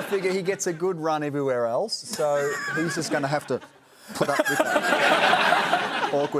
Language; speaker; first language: English; native; English